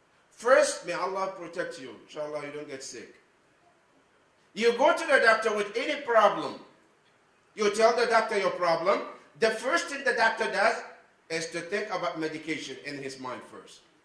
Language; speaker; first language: English; non-native, fluent; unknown